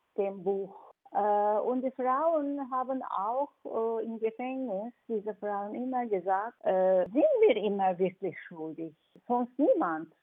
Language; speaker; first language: German; non-native, fluent; Turkish